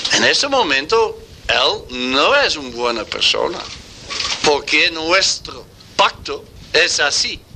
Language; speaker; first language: Spanish; non-native, learner; Dutch